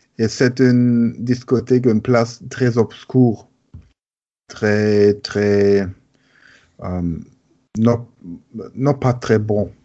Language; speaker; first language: French; non-native, learner; German